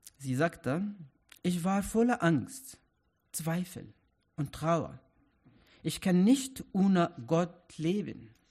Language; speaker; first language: German; non-native, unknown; Arabic